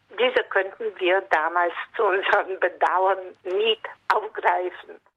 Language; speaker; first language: German; non-native, fluent; Polish